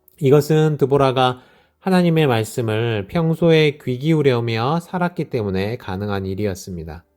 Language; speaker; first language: Korean; native; Korean